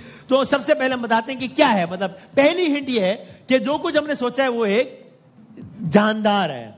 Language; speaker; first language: Urdu; native; Urdu